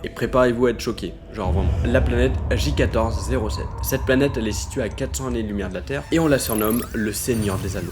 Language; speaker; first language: French; native; French